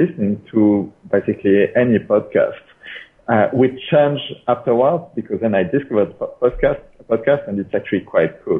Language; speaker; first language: English; non-native, fluent; French